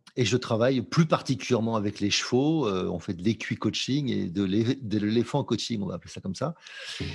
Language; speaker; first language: French; native; French